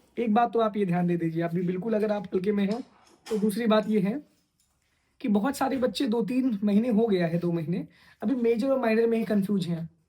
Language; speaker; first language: Hindi; native; Hindi